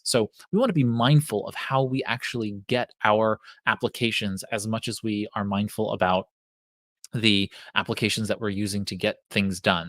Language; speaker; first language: English; native; English